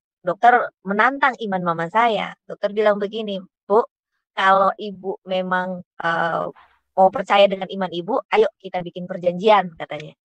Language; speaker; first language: Indonesian; native; Indonesian